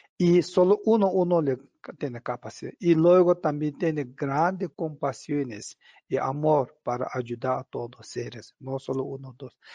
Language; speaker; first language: Spanish; non-native, learner; Tibetan